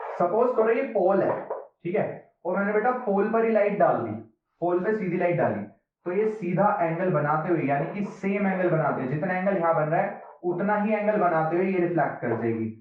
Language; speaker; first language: Hindi; native; Hindi